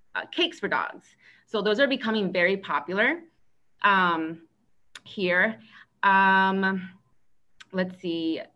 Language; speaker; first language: English; native; English